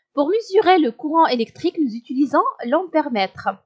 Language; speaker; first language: French; non-native, local second language; Arabic